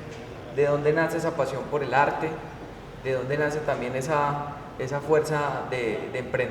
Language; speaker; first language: Spanish; native; Spanish